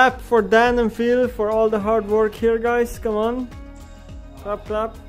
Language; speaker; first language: English; non-native, fluent; Slovenian